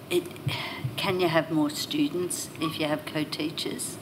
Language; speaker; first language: English; native; English